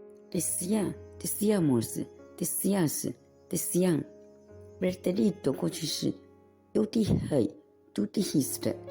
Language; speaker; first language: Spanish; non-native, fluent; Chinese